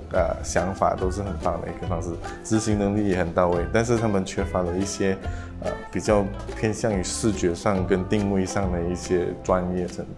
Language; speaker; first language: Chinese; native; Chinese